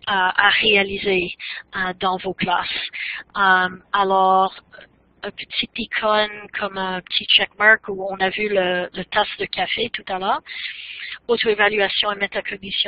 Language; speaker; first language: French; non-native, fluent; English